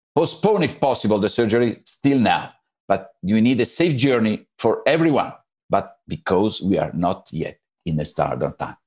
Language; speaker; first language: English; non-native, fluent; Italian